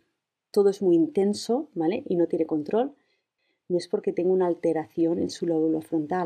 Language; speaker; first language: Spanish; native; Spanish